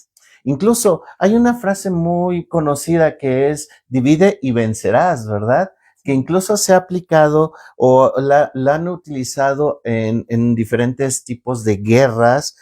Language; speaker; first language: Spanish; native; Spanish